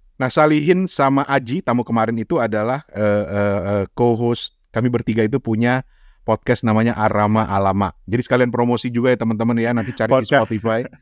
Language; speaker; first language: Indonesian; native; Indonesian